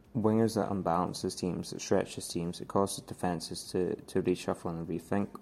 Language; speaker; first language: English; native; English